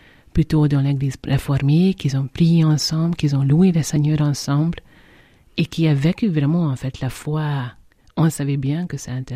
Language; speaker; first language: French; non-native, fluent; Hungarian